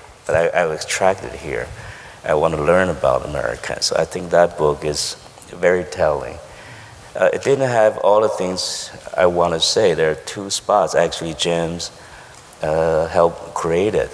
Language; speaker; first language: English; non-native, fluent; Chinese